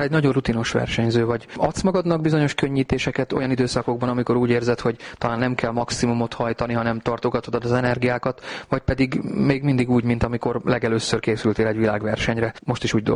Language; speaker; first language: Hungarian; native; Hungarian